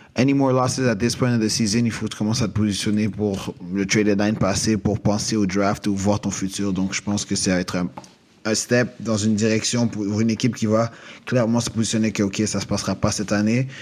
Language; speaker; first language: French; native; French